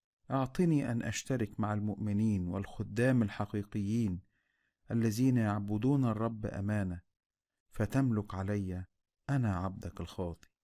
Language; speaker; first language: Arabic; native; Arabic